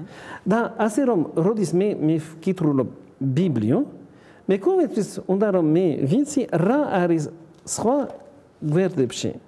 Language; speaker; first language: Georgian; non-native, learner; French